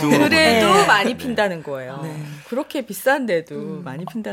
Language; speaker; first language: Korean; native; Korean